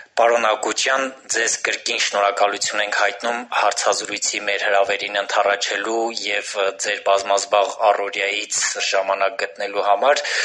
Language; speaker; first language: Armenian; native; Armenian